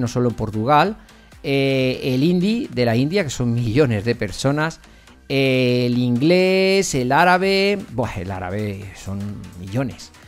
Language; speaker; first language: Spanish; native; Spanish